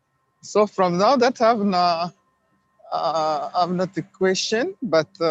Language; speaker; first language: English; non-native, learner; Swahili